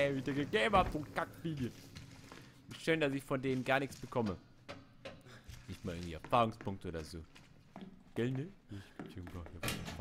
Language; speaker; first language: German; native; German